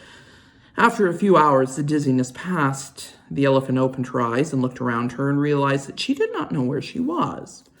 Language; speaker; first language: English; native; English